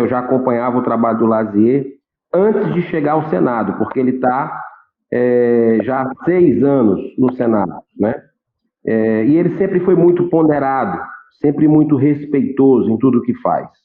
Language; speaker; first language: Portuguese; native; Portuguese